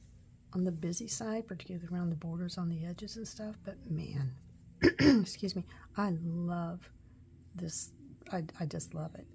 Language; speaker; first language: English; native; English